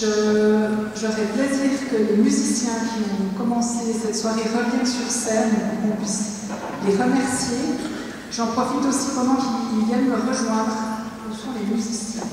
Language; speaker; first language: French; native; French